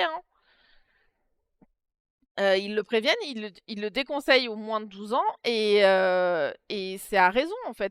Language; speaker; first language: French; native; French